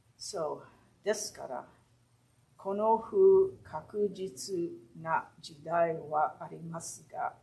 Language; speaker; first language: Japanese; early bilingual, heritage; Japanese